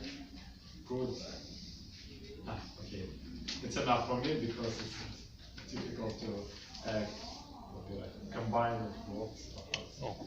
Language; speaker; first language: English; non-native, learner; Russian